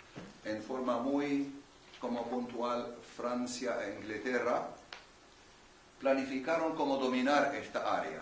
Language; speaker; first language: Spanish; non-native, fluent; Arabic